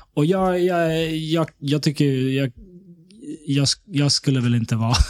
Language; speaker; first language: Swedish; early bilingual, other home language; Bosnian